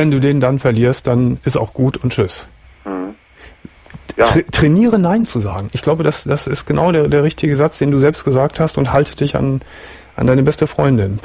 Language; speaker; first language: German; native; German